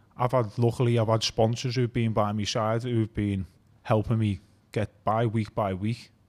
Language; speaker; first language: English; native; English